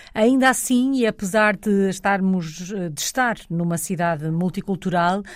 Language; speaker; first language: Portuguese; native; Portuguese